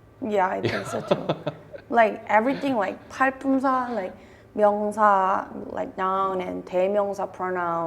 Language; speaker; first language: English; non-native, fluent; Korean